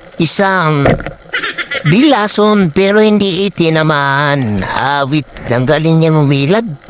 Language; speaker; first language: Filipino; native; Filipino